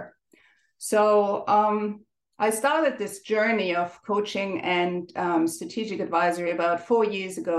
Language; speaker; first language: English; non-native, fluent; German